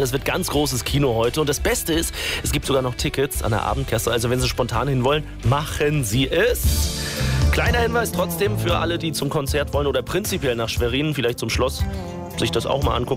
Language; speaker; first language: German; native; German